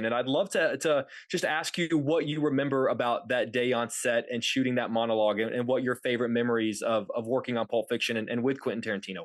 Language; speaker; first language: English; native; English